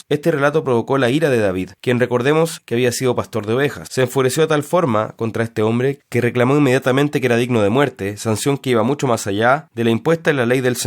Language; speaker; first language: Spanish; native; Spanish